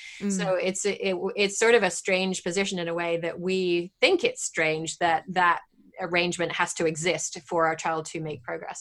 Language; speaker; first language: English; native; English